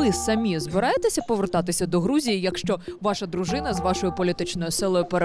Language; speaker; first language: Ukrainian; native; Ukrainian